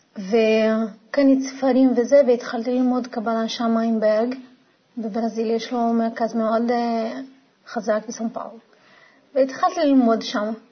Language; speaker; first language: Hebrew; non-native, fluent; Portuguese